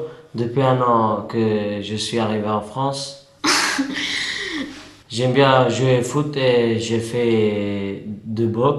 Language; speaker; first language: French; non-native, learner; Albanian